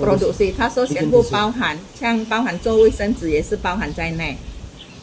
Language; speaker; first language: Chinese; non-native, fluent; Indonesian